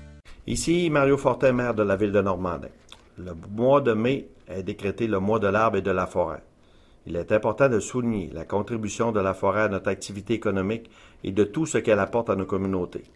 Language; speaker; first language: French; native; French